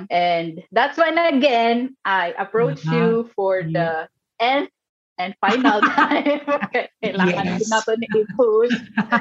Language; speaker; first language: English; non-native, local second language; Cebuano